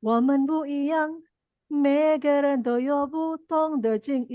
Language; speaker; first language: Chinese; non-native, fluent; Malay